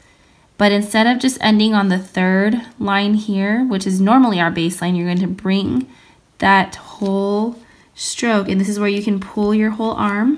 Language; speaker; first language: English; native; English